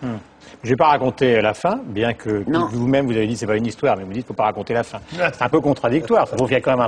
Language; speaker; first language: French; native; French